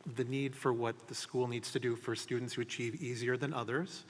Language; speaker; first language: English; native; English